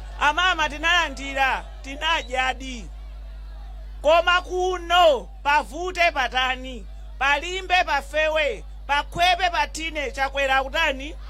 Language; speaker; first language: Nyanja; non-native, local second language; Yao